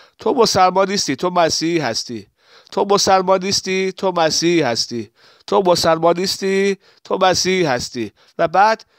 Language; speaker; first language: Persian; non-native, local second language; Assyrian Neo-Aramaic